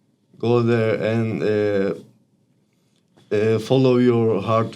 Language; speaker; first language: English; non-native, learner; Turkish